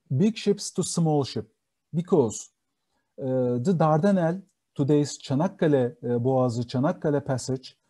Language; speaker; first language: English; non-native, fluent; Turkish